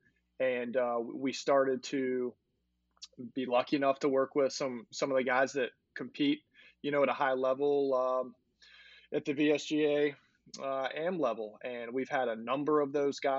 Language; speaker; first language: English; native; English